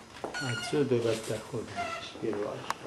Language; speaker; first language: Russian; non-native, local second language; Uyghur